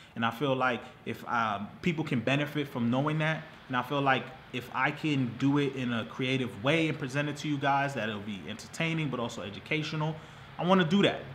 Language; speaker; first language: English; native; English